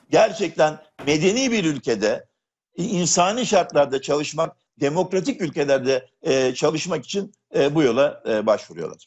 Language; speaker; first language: Turkish; native; Turkish